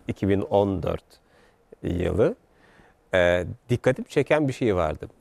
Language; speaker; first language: Turkish; native; Turkish